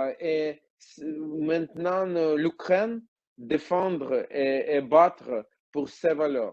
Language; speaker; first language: French; non-native, learner; Ukrainian